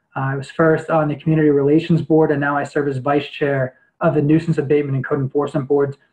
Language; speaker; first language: English; native; English